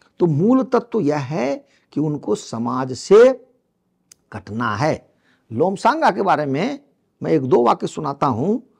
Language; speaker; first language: Hindi; native; Hindi